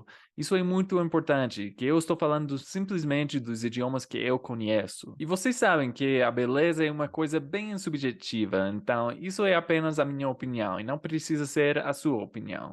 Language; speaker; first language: Portuguese; non-native, fluent; English